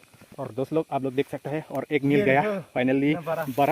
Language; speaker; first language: Hindi; non-native, local second language; Karbi